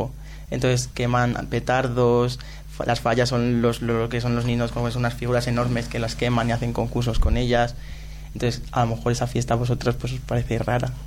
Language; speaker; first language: Spanish; native; Spanish